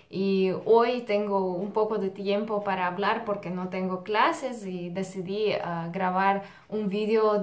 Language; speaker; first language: Spanish; non-native, fluent; Russian